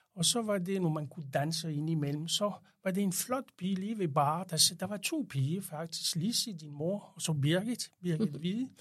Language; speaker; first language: Danish; non-native, fluent; French